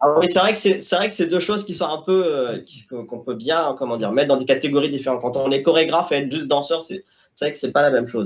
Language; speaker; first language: French; native; French